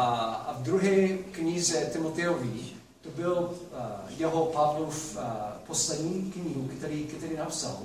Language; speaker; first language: Czech; non-native, fluent; English